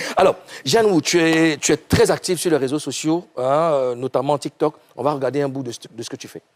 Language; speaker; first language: French; native; French